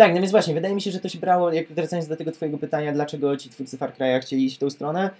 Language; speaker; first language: Polish; native; Polish